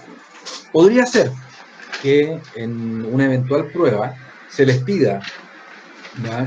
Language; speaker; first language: Spanish; native; Spanish